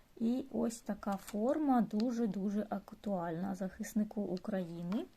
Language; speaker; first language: Ukrainian; non-native, local second language; Russian